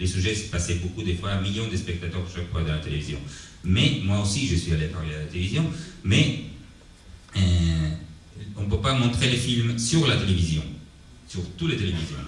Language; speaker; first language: French; non-native, learner; Italian